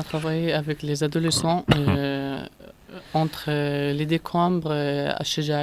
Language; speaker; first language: French; non-native, learner; Arabic